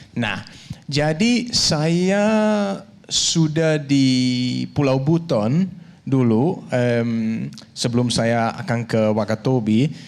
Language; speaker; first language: Indonesian; non-native, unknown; Danish